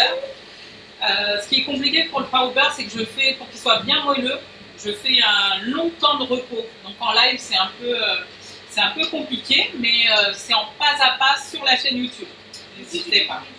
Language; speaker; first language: French; native; French